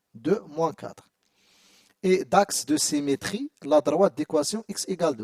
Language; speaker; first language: French; non-native, local second language; Arabic